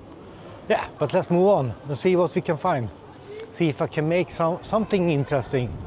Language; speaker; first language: English; non-native, fluent; Swedish